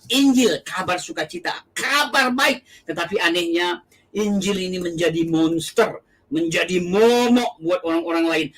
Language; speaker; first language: Indonesian; non-native, local second language; Achinese